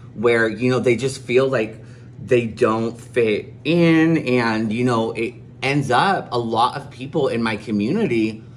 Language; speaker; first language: English; early bilingual, other home language; Spanish